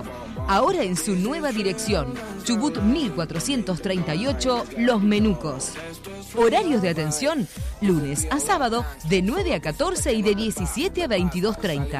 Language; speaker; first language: Spanish; native; Spanish